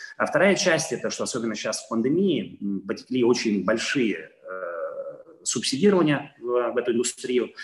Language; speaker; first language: Russian; non-native, fluent; Italian